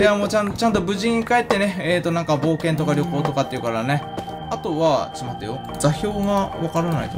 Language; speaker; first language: Japanese; native; Japanese